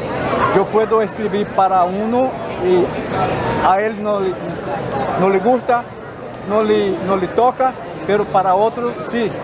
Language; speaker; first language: Spanish; non-native, fluent; Portuguese